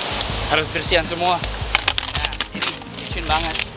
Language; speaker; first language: Indonesian; non-native, learner; English